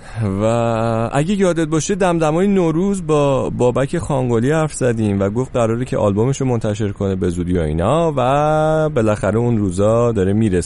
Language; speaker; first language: Persian; native; Persian